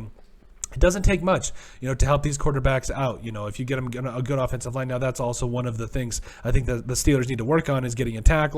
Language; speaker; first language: English; native; English